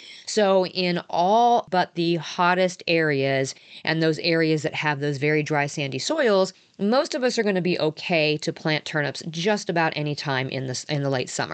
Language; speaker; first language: English; native; English